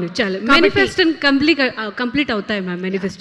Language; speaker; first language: Telugu; non-native, local second language; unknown